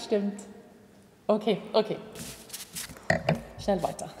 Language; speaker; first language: German; non-native, fluent; Swedish